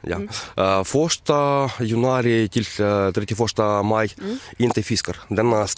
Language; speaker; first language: Swedish; non-native, learner; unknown